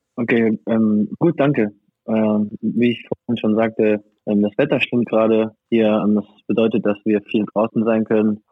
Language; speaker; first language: German; non-native, fluent; French